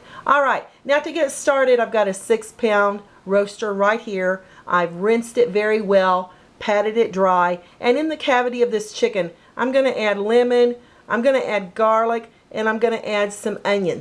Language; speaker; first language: English; native; English